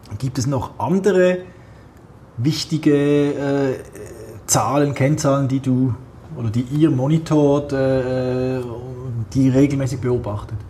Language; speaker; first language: German; native; German